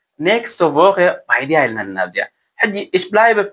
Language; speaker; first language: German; non-native, fluent; Tigrinya